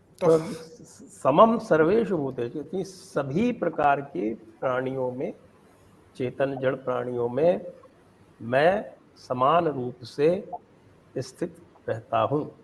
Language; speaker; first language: Hindi; native; Hindi